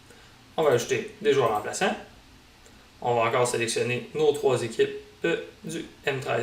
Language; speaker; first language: French; native; French